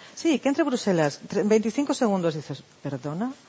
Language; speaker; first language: Spanish; native; Spanish